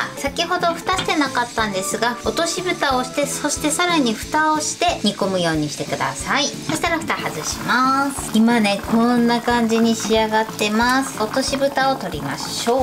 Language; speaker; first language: Japanese; native; Japanese